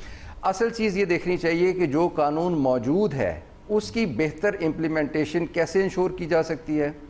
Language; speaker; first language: Urdu; native; Urdu